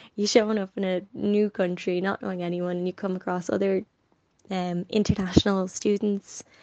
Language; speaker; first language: English; native; English